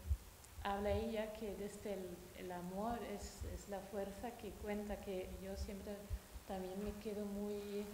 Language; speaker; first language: Spanish; non-native, fluent; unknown